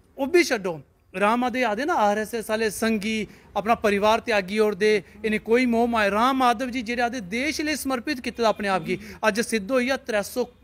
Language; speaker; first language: Punjabi; non-native, local second language; Dogri